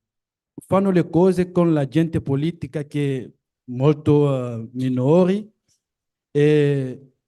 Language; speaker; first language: Italian; non-native, learner; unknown